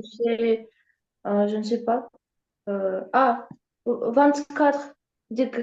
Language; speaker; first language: French; non-native, learner; Ukrainian